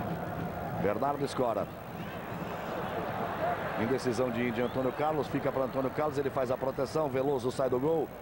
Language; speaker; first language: Portuguese; native; Portuguese